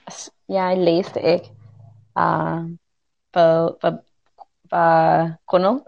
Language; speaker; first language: Danish; non-native, learner; English